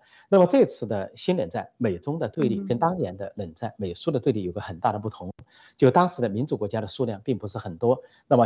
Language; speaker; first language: Chinese; native; Chinese